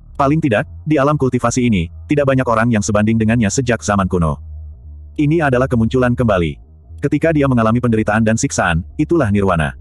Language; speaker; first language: Indonesian; native; Indonesian